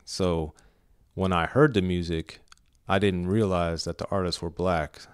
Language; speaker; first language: English; native; English